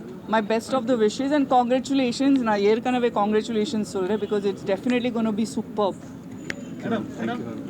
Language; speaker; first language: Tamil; non-native, fluent; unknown